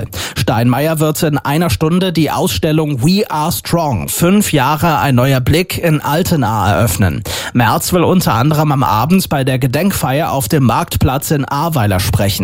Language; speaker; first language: German; native; German